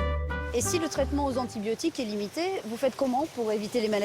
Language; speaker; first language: French; native; French